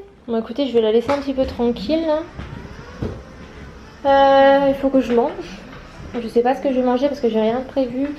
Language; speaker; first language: French; native; French